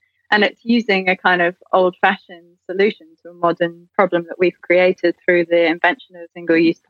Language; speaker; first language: English; native; English